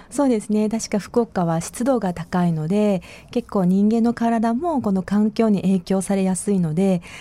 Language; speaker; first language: Japanese; non-native, fluent; Chinese